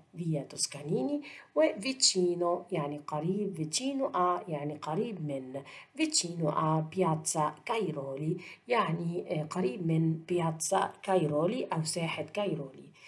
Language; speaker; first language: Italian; non-native, fluent; Arabic